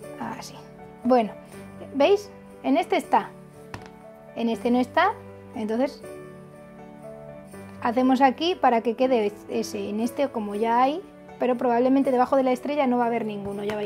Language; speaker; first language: Spanish; native; Spanish